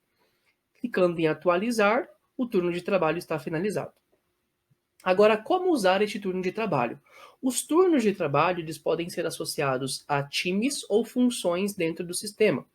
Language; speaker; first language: Portuguese; native; Portuguese